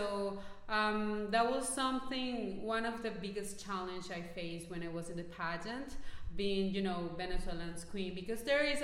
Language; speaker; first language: English; non-native, fluent; Spanish